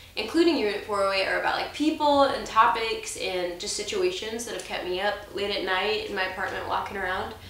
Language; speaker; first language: English; native; English